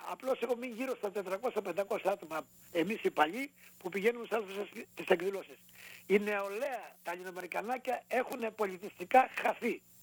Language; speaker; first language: Greek; native; Greek